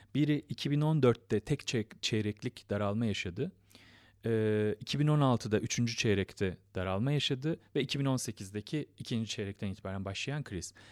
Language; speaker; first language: Turkish; native; Turkish